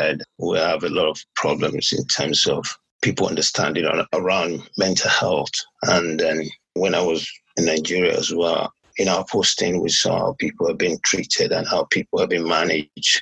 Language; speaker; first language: English; non-native, local second language; Yoruba